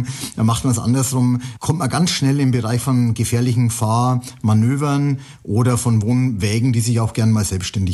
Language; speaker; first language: German; native; German